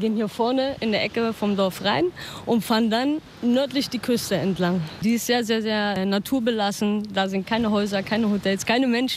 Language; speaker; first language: German; native; German